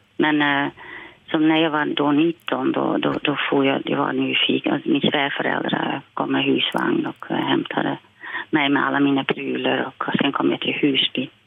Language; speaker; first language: Swedish; non-native, fluent; Dutch